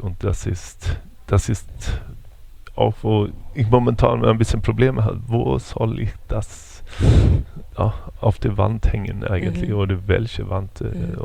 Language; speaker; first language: German; non-native, fluent; Swedish